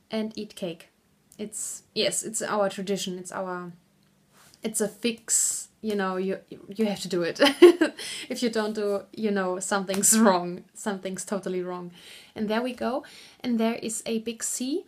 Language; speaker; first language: English; non-native, fluent; German